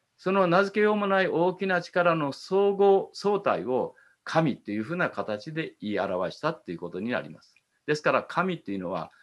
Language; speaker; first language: Japanese; native; Japanese